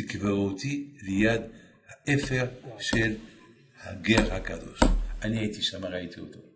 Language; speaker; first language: Hebrew; non-native, fluent; French